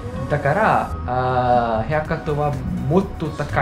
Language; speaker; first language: Japanese; non-native, learner; Portuguese